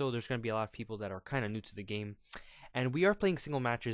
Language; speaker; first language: English; native; English